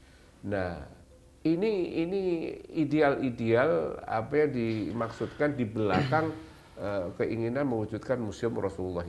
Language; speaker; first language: Indonesian; native; Indonesian